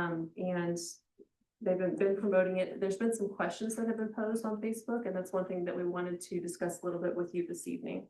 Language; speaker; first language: English; native; English